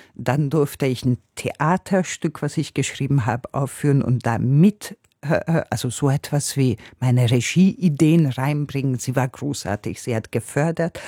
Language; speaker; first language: German; non-native, fluent; Hungarian